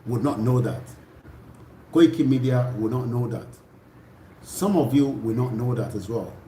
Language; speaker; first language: English; non-native, local second language; Yoruba